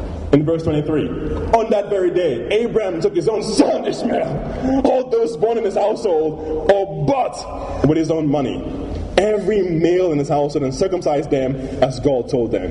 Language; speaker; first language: English; non-native, local second language; Yoruba